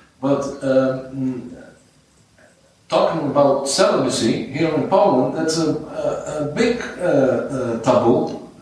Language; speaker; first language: English; non-native, fluent; Dutch